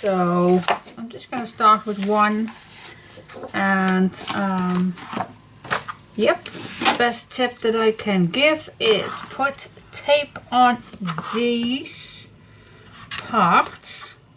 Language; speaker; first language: English; non-native, fluent; Dutch